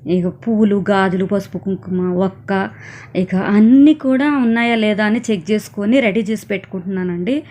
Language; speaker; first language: Telugu; native; Telugu